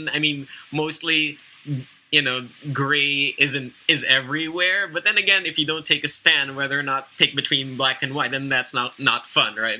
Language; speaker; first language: English; non-native, local second language; Filipino